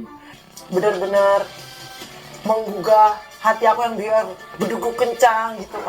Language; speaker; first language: Indonesian; native; Indonesian